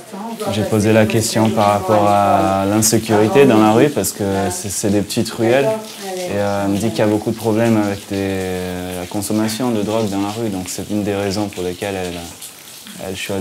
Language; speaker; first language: French; native; French